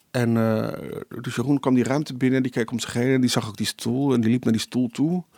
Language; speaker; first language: Dutch; native; Dutch